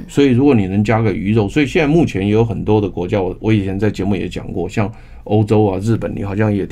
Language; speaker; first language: Chinese; native; Chinese